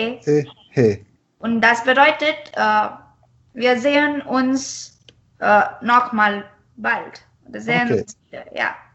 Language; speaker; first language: German; non-native, fluent; Marathi